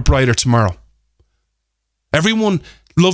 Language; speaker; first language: English; native; English